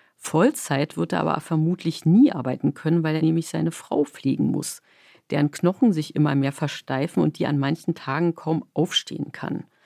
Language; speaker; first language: German; native; German